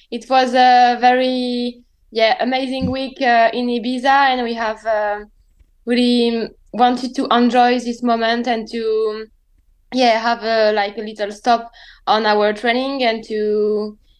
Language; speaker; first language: English; non-native, fluent; French